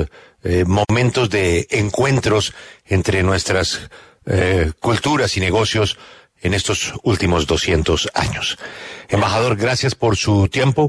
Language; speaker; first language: Spanish; native; Spanish